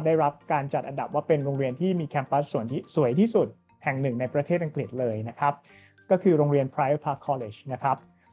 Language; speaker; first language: Thai; native; Thai